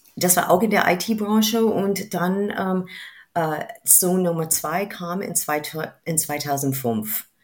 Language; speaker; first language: German; non-native, fluent; English